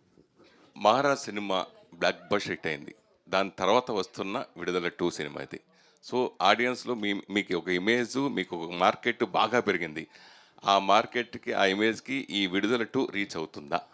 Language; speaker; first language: Telugu; native; Telugu